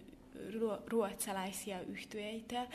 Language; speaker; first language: Finnish; non-native, fluent; Hungarian